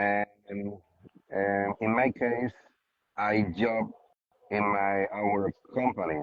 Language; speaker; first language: English; non-native, learner; Spanish